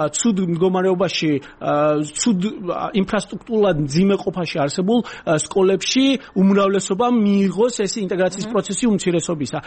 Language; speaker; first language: Georgian; non-native, local second language; Azerbaijani